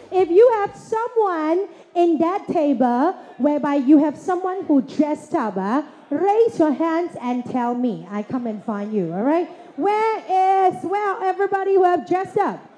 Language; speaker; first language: English; non-native, local second language; Chinese